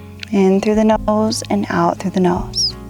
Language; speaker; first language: English; native; English